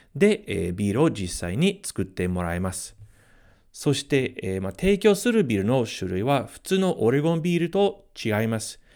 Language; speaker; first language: Japanese; non-native, fluent; English